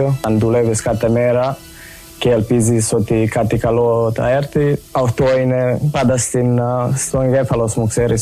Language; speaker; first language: Greek; non-native, learner; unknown